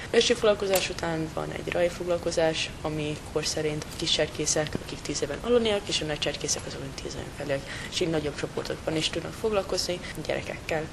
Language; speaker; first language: Hungarian; early bilingual, heritage; English